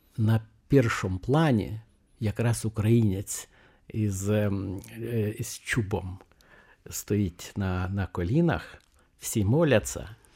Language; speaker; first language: Ukrainian; non-native, fluent; Lithuanian